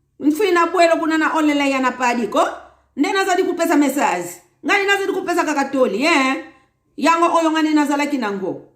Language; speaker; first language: Lingala; non-native, local second language; Kongo